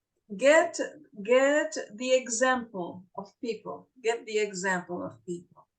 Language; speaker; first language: English; non-native, fluent; Portuguese